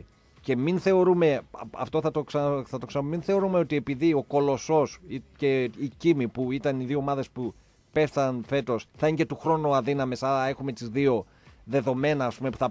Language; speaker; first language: Greek; native; Greek